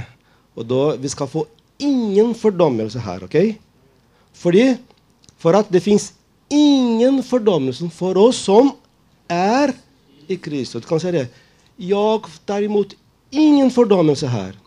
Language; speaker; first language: Swedish; non-native, fluent; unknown